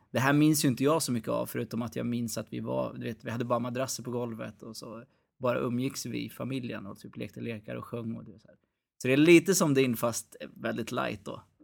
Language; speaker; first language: Swedish; early bilingual, other home language; Arabic